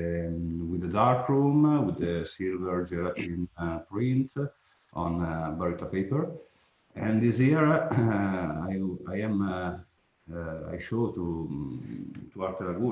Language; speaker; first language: English; non-native, learner; Italian